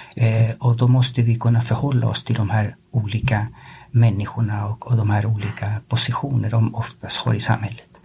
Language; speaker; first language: Swedish; early bilingual, other home language; Spanish